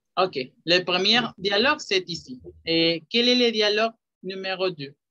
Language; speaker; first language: French; non-native, fluent; Spanish